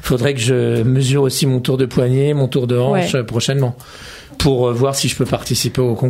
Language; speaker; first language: French; native; French